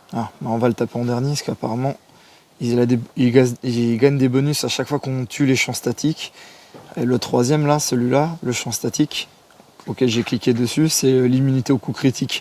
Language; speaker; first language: French; native; French